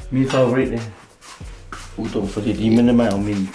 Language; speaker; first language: Danish; non-native, fluent; Chinese